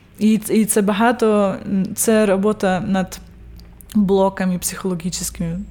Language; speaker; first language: Ukrainian; early bilingual, heritage; Ukrainian